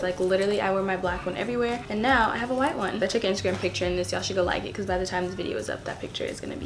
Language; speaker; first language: English; native; English